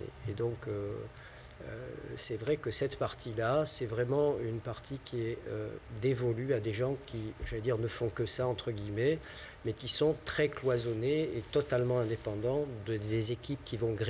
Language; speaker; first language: French; native; French